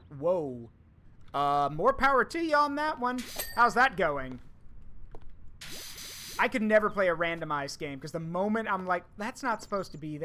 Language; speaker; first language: English; native; English